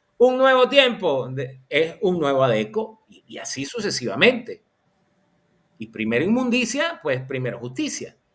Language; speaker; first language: Spanish; native; Spanish